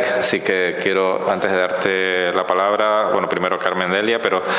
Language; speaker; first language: Spanish; native; Spanish